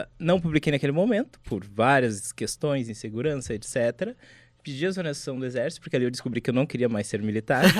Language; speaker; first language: Portuguese; native; Portuguese